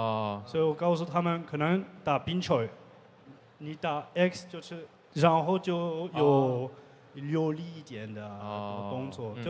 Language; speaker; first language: Chinese; non-native, learner; French